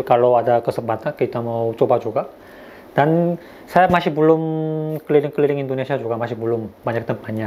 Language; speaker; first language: Indonesian; non-native, fluent; Korean